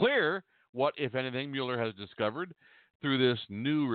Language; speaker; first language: English; native; English